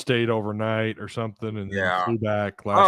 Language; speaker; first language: English; native; English